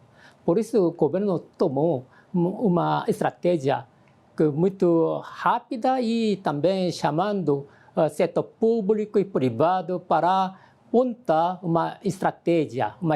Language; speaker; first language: Portuguese; non-native, learner; Korean